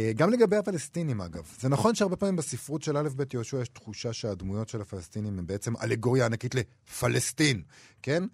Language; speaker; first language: Hebrew; native; Hebrew